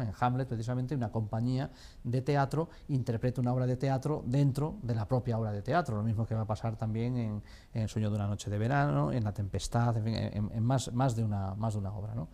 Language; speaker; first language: Spanish; native; Spanish